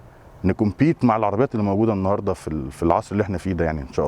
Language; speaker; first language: Arabic; native; Arabic